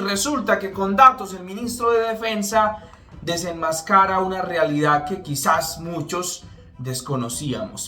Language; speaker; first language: Spanish; native; Spanish